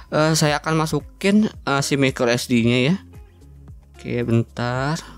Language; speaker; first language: Indonesian; native; Indonesian